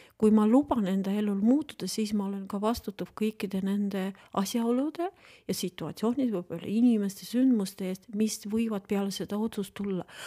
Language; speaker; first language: Estonian; non-native, local second language; Russian